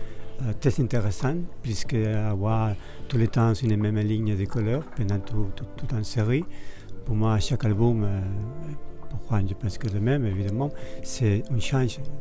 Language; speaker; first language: French; non-native, fluent; Spanish